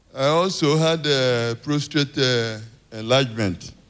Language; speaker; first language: English; non-native, local second language; Igbo